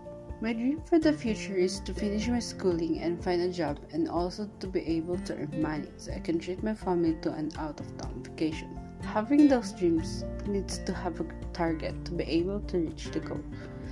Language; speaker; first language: English; non-native, local second language; Filipino